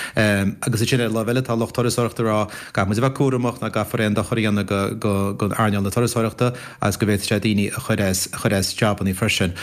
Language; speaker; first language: Irish; native; Irish